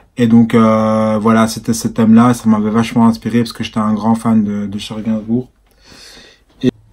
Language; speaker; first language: French; native; French